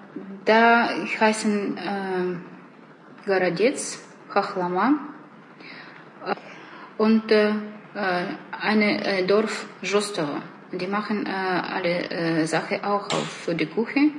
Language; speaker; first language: German; non-native, learner; Russian